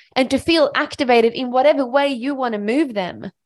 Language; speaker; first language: English; non-native, fluent; Swedish